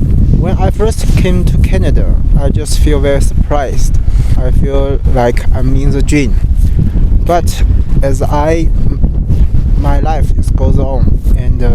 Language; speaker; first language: English; non-native, learner; Chinese